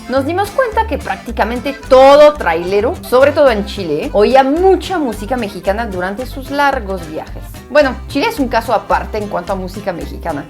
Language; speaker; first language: Spanish; non-native, fluent; French